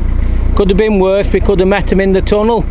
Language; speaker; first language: English; native; English